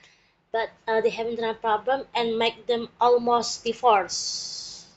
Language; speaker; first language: English; non-native, learner; Indonesian